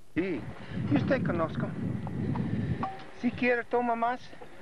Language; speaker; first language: Spanish; non-native, learner; English